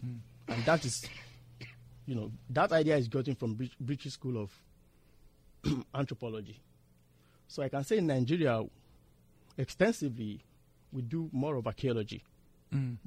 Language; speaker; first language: English; non-native, local second language; Yoruba